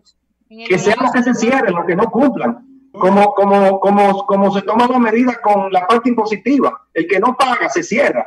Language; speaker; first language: Spanish; native; Spanish